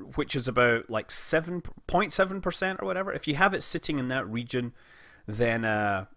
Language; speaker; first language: English; native; English